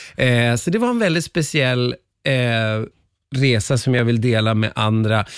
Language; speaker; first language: Swedish; native; Swedish